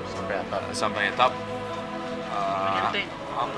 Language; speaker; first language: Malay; non-native, learner; English